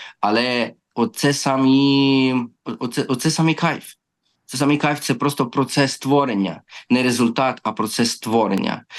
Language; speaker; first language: Ukrainian; early bilingual, heritage; Ukrainian